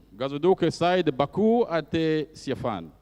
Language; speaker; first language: Portuguese; non-native, fluent; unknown